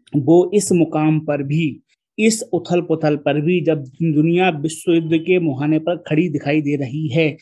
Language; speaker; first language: Hindi; native; Hindi